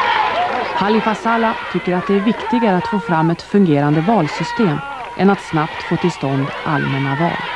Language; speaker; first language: Swedish; native; Swedish